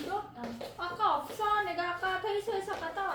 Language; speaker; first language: Korean; non-native, learner; Vietnamese